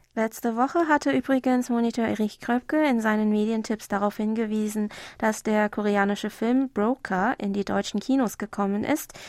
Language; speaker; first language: German; non-native, fluent; Korean